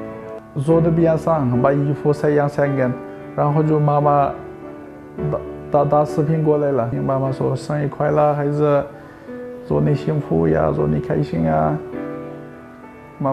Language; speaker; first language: Chinese; non-native, local second language; Uyghur